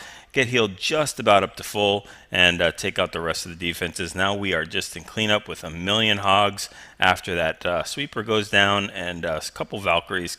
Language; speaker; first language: English; native; English